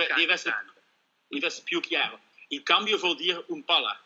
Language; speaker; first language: Italian; non-native, learner; Dutch